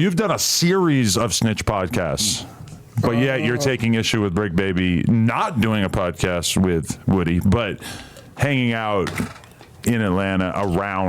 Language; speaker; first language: English; native; English